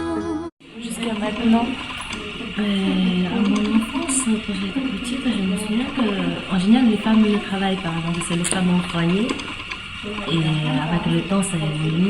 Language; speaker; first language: French; non-native, fluent; Chinese